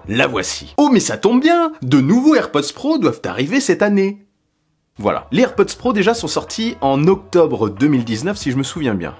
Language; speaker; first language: French; native; French